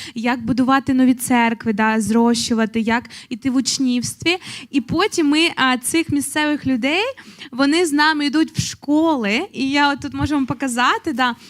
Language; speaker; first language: Ukrainian; native; Ukrainian